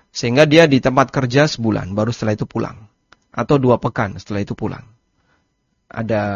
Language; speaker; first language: Indonesian; non-native, local second language; Javanese